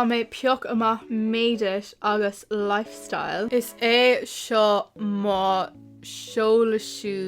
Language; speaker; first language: Irish; non-native, local second language; English